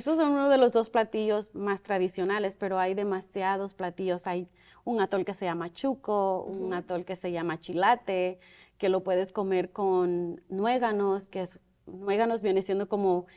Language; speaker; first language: Spanish; early bilingual, other home language; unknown